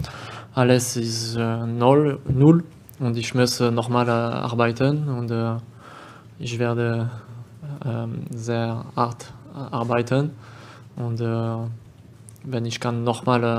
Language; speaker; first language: German; non-native, learner; French